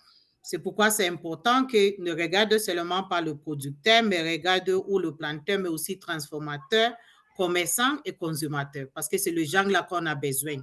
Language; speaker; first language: French; non-native, learner; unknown